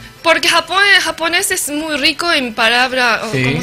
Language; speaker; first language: Spanish; non-native, learner; Japanese